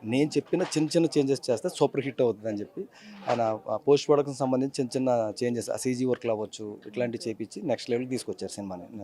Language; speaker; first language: Telugu; native; Telugu